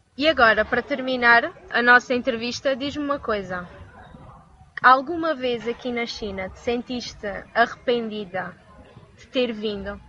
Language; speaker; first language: Portuguese; native; Portuguese